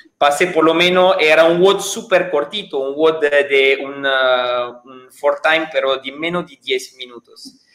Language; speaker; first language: Spanish; non-native, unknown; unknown